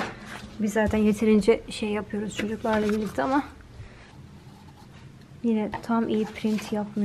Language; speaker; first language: Turkish; early bilingual, heritage; Turkish